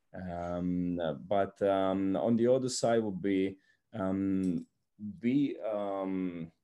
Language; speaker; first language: English; non-native, fluent; Italian